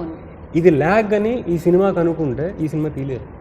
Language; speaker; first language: Telugu; native; Telugu